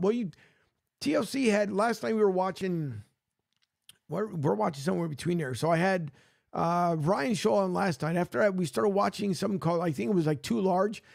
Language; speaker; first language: English; native; English